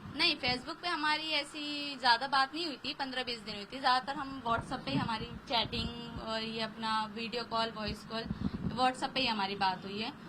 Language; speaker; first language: Hindi; native; Hindi